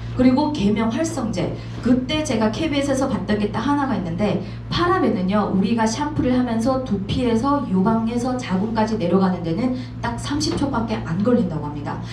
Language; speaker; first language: Korean; native; Korean